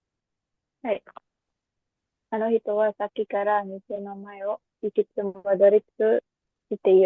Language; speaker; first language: Japanese; non-native, learner; Indonesian